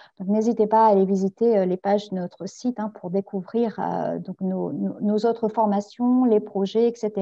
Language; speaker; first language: French; native; French